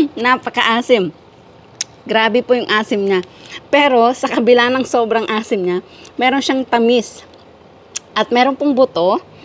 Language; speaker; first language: Filipino; non-native, local second language; Iloko